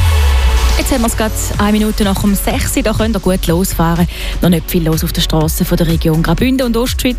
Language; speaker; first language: German; native; German